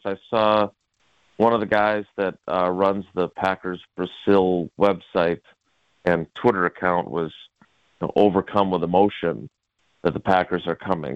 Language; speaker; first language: English; native; English